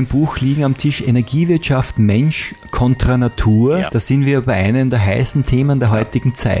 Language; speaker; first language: German; native; German